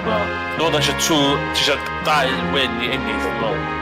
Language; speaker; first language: Welsh; native; Welsh